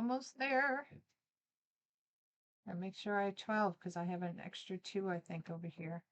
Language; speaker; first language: English; native; English